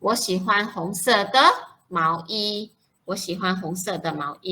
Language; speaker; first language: Chinese; non-native, fluent; Malay